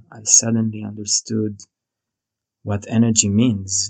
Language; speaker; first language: English; non-native, fluent; Hebrew